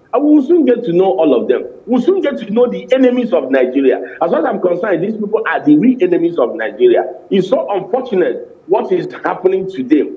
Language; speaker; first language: English; non-native, local second language; Igbo